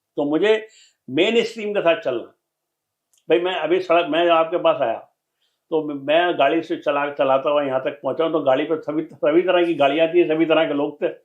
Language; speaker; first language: Urdu; native; Urdu